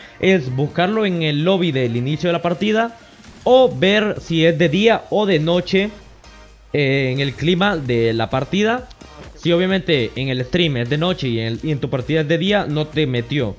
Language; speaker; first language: Spanish; native; Spanish